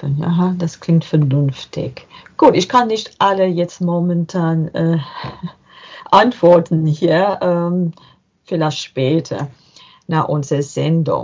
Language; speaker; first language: German; non-native, learner; English